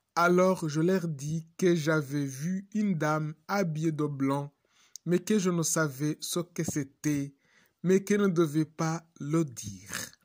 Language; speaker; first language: French; non-native, local second language; Kinyarwanda